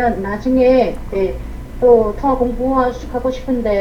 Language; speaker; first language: Korean; non-native, learner; Vietnamese